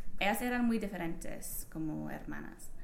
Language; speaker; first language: Spanish; non-native, learner; English